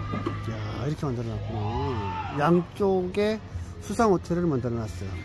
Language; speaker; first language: Korean; native; Korean